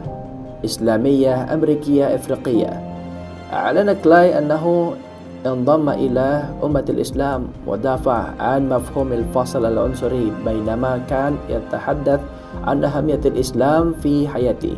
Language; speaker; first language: Arabic; non-native, fluent; Indonesian